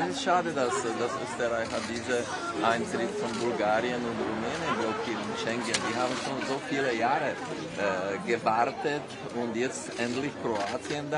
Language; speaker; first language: German; non-native, fluent; Czech